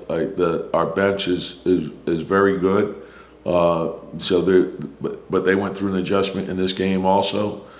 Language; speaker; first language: English; native; English